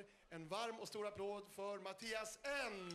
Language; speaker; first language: Swedish; native; Swedish